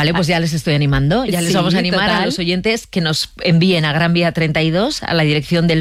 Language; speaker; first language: Spanish; native; Spanish